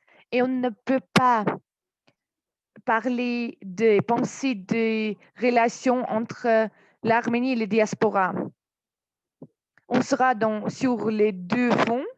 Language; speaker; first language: French; non-native, fluent; Armenian